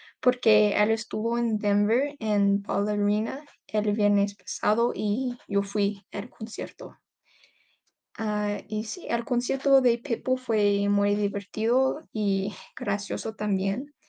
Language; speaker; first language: Spanish; non-native, learner; English